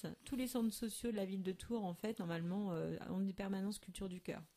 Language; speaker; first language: French; native; French